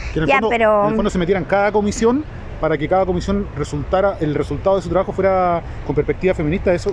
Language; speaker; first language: Spanish; native; Spanish